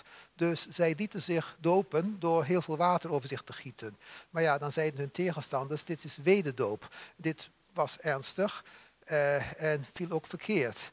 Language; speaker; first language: Dutch; native; Dutch